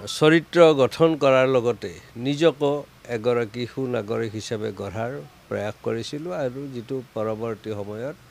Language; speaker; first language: Assamese; native; Assamese